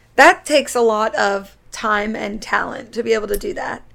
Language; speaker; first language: English; native; English